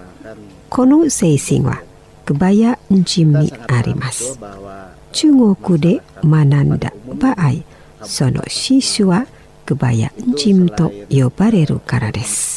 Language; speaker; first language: Japanese; non-native, fluent; Indonesian